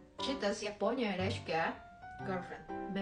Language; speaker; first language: Lithuanian; non-native, learner; Japanese